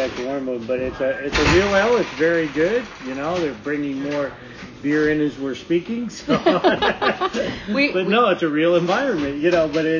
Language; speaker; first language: English; native; English